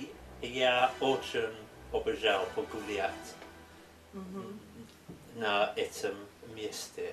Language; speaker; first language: Russian; non-native, learner; English